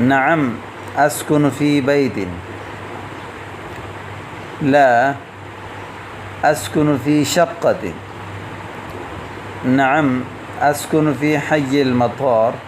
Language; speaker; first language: Arabic; non-native, fluent; Urdu